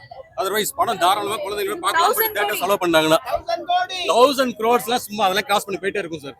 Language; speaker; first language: Tamil; native; Tamil